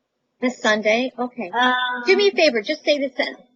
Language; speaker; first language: English; native; English